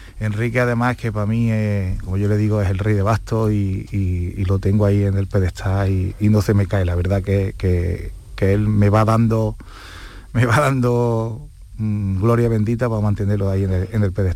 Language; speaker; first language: Spanish; native; Spanish